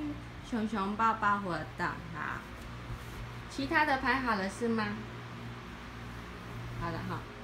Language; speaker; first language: Chinese; native; Chinese